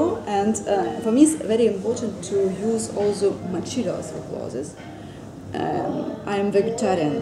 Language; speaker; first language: English; non-native, learner; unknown